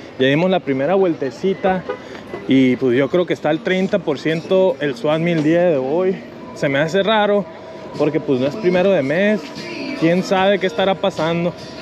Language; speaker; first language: Spanish; native; Spanish